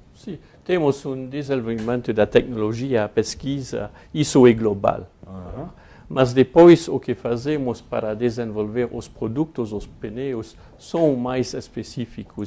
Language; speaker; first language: Portuguese; non-native, fluent; French